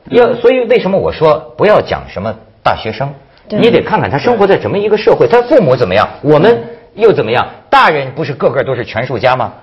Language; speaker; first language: Chinese; native; Chinese